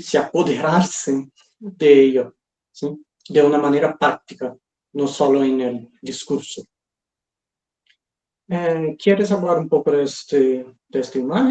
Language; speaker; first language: Spanish; non-native, fluent; Portuguese